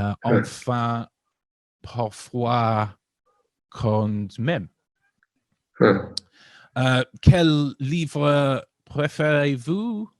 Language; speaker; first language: French; non-native, learner; English